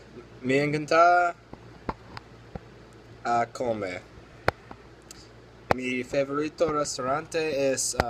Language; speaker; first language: Spanish; non-native, learner; English